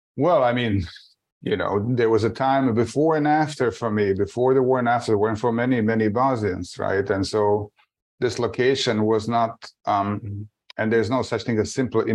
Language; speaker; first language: English; non-native, fluent; Bosnian